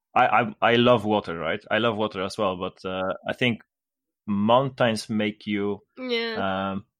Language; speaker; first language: English; non-native, fluent; Polish